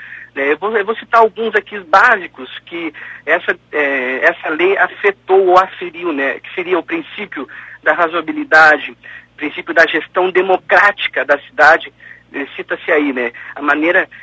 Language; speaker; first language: Portuguese; native; Portuguese